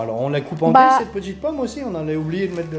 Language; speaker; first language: French; native; French